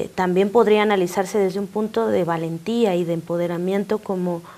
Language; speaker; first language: Spanish; native; Spanish